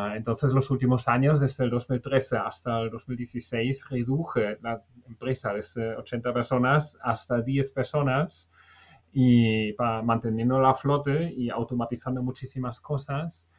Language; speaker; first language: Spanish; non-native, fluent; German